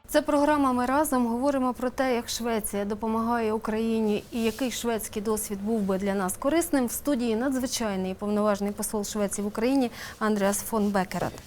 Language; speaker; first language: Ukrainian; native; Ukrainian